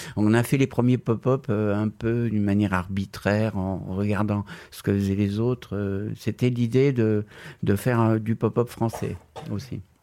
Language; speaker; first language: French; non-native, fluent; Spanish